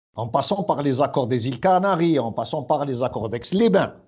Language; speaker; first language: French; non-native, local second language; Arabic